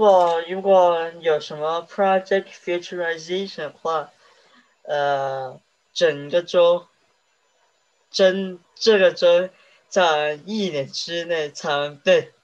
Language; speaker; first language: Chinese; early bilingual, heritage; Chinese